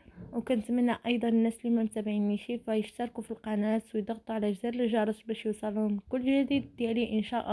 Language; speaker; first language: Arabic; native; Arabic